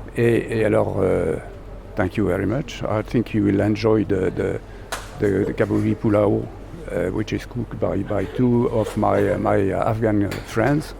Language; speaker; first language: English; non-native, fluent; French